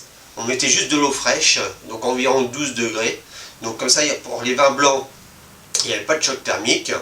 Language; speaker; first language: French; native; French